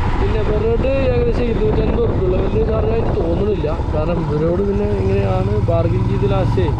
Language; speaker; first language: Malayalam; native; Malayalam